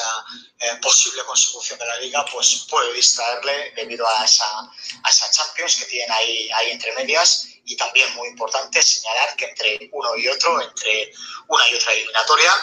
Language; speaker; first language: Spanish; native; Spanish